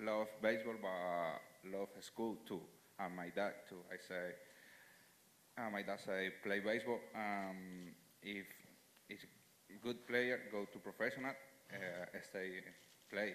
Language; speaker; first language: English; non-native, learner; Spanish